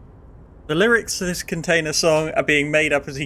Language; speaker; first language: English; native; English